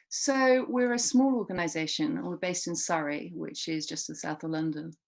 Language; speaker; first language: English; native; English